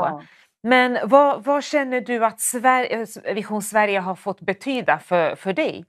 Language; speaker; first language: Swedish; native; Swedish